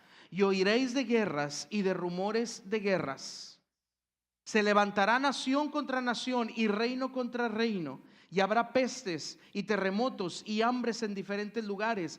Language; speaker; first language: Spanish; native; Spanish